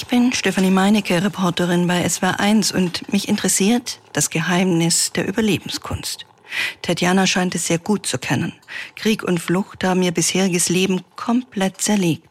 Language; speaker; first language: German; native; German